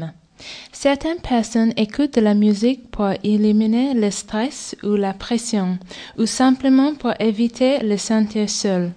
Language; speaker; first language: French; non-native, fluent; English